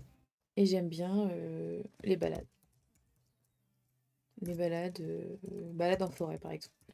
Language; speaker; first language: French; native; French